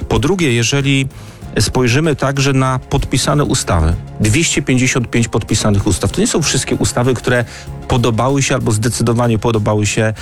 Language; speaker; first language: Polish; native; Polish